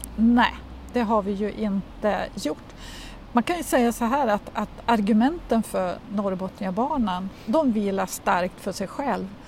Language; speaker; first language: Swedish; native; Swedish